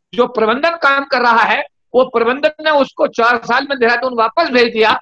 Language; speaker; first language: Hindi; native; Hindi